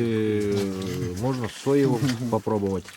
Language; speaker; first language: Russian; native; Russian